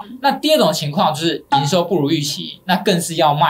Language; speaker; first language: Chinese; native; Chinese